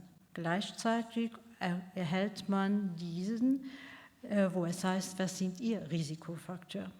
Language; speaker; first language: German; non-native, local second language; Luxembourgish